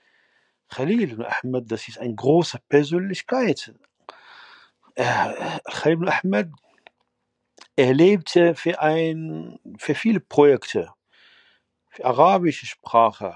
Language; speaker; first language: German; non-native, fluent; Arabic